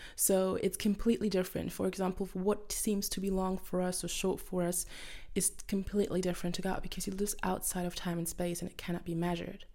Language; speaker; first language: English; non-native, fluent; German